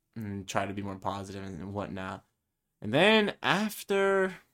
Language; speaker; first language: English; early bilingual, other home language; Spanish